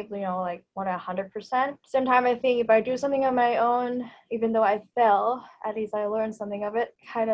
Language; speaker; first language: English; non-native, fluent; Thai